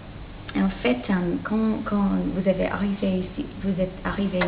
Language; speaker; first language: French; non-native, fluent; English